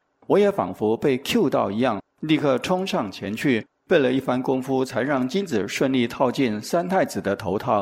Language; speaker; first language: Chinese; native; Chinese